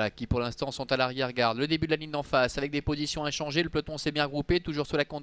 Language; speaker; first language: French; native; French